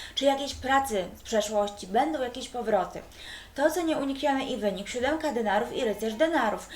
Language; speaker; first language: Polish; native; Polish